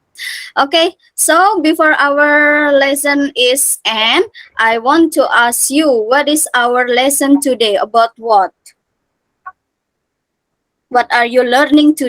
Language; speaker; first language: English; non-native, fluent; Indonesian